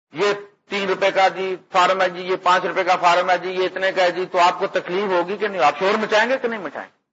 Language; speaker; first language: Urdu; non-native, local second language; Punjabi